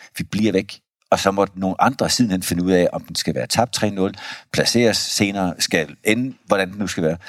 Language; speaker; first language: Danish; native; Danish